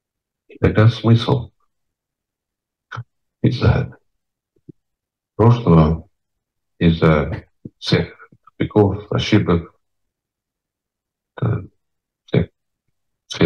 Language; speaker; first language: Russian; non-native, fluent; English